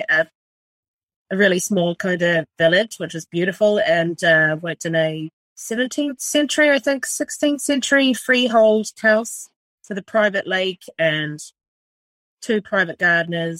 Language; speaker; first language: English; native; English